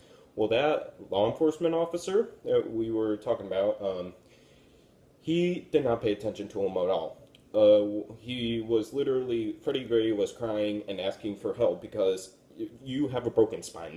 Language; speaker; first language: English; native; English